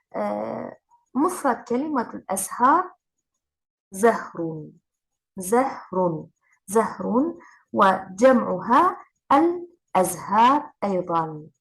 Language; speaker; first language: Arabic; non-native, fluent; Turkish